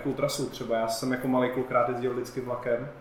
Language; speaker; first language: Czech; native; Czech